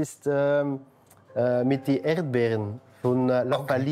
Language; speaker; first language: German; non-native, learner; Dutch